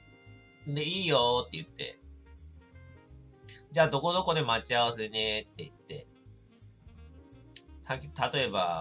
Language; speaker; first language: Japanese; native; Japanese